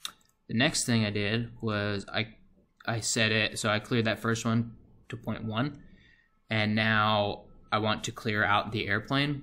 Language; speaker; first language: English; native; English